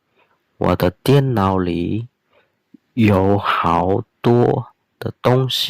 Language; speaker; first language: Chinese; non-native, fluent; Khmer